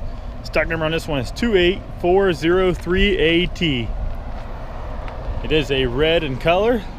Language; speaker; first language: English; native; English